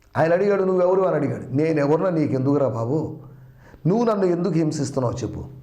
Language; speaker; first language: Telugu; non-native, local second language; Malayalam